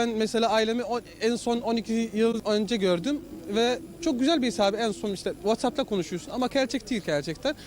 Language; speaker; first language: Turkish; non-native, fluent; Arabic